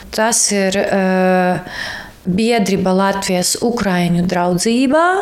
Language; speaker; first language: Latvian; non-native, learner; Ukrainian